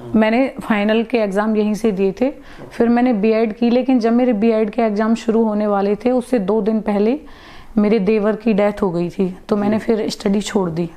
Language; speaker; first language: Hindi; native; Hindi